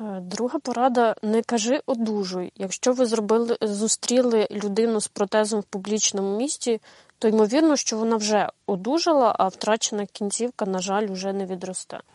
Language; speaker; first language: Ukrainian; native; Ukrainian